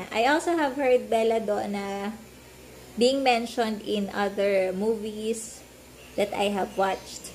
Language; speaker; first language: English; non-native, local second language; Filipino